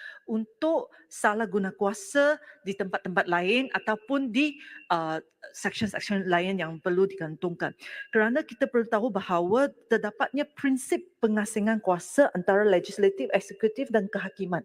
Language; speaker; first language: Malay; non-native, local second language; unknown